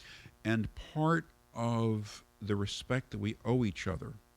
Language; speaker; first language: English; native; English